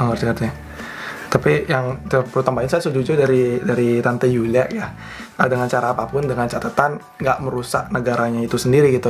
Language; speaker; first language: Indonesian; native; Indonesian